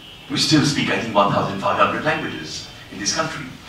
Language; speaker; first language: English; non-native, local second language; Bangla